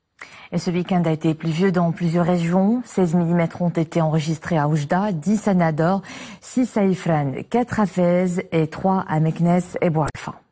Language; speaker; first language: French; non-native, local second language; Arabic